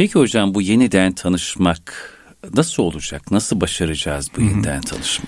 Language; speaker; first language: Turkish; native; Turkish